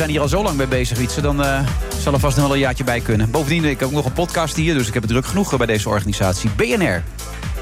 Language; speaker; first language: Dutch; native; Dutch